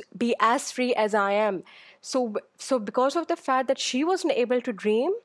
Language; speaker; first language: English; non-native, local second language; Urdu